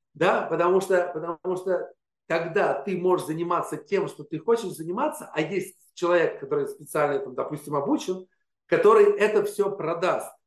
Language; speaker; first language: Russian; native; Russian